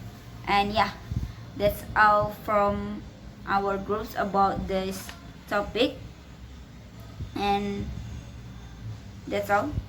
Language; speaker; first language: English; non-native, learner; Indonesian